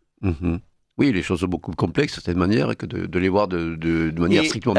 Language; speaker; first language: French; native; French